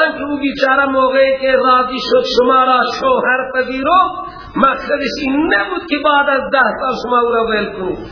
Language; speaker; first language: Persian; non-native, local second language; Baluchi